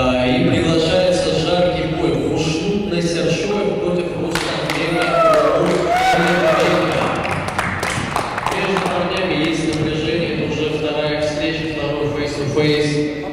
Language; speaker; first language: Russian; native; Russian